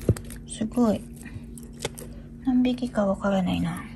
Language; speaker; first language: Japanese; non-native, learner; Filipino